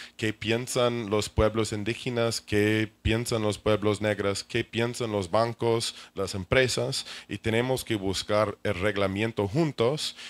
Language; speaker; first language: Spanish; non-native, fluent; English